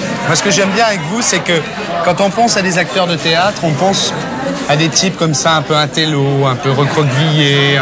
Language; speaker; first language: French; native; French